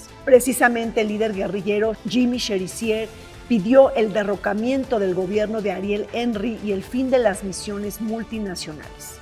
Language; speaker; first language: Spanish; native; Spanish